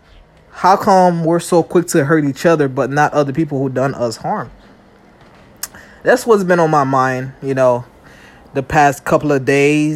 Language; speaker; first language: English; native; English